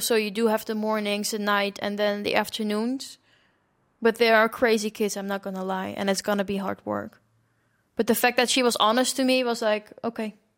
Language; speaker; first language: English; non-native, fluent; Dutch